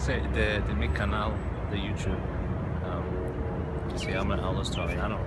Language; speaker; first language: Spanish; non-native, learner; English